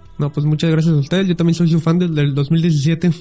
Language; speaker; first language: Spanish; native; Spanish